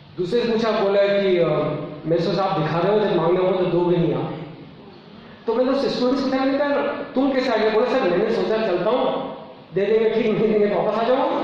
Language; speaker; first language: Hindi; native; Hindi